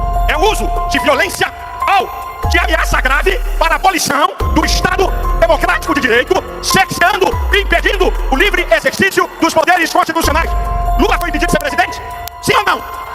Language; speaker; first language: Portuguese; native; Portuguese